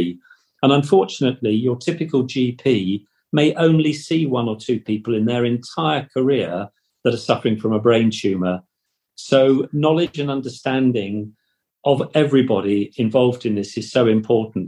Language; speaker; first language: English; native; English